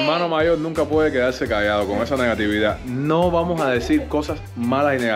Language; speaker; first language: Spanish; native; Spanish